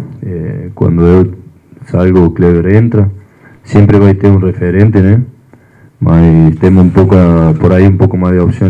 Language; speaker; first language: Portuguese; non-native, fluent; Spanish